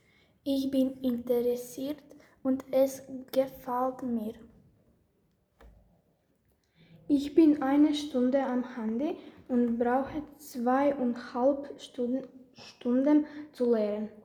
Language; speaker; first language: German; non-native, learner; Greek